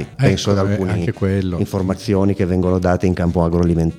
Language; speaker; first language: Italian; native; Italian